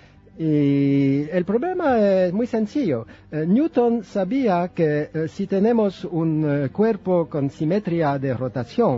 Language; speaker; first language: Spanish; non-native, fluent; French